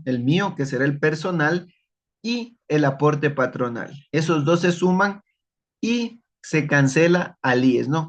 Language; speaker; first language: Spanish; native; Spanish